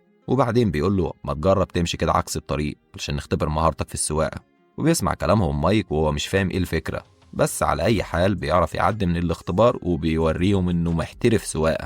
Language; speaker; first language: Arabic; native; Arabic